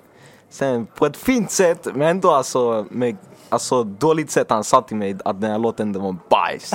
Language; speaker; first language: Swedish; early bilingual, other home language; Finnish